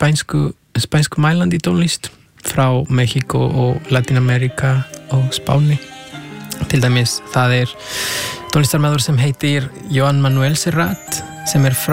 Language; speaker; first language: Icelandic; non-native, fluent; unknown